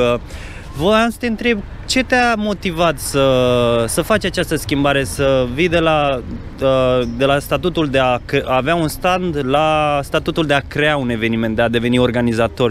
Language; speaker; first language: Romanian; native; Romanian